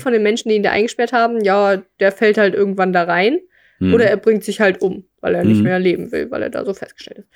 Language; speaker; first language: German; native; German